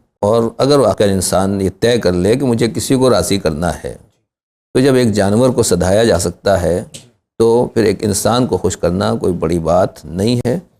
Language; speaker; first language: Urdu; native; Urdu